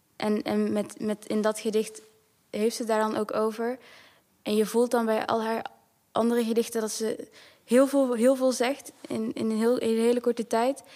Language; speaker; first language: Dutch; early bilingual, other home language; Kinyarwanda